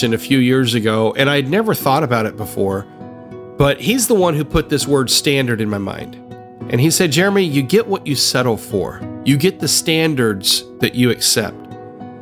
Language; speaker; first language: English; native; English